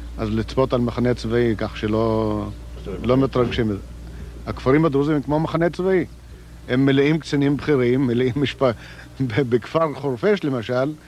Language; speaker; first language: Hebrew; non-native, local second language; Arabic